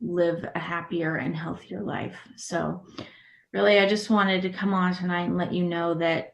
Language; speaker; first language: English; native; English